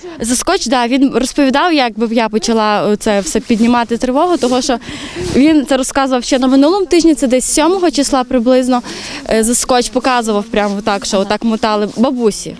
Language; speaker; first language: Ukrainian; native; Ukrainian